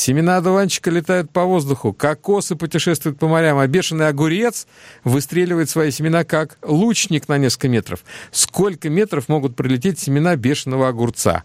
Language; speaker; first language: Russian; native; Russian